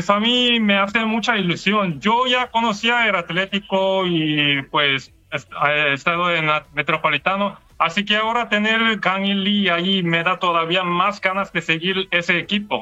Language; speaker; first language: Spanish; non-native, fluent; Korean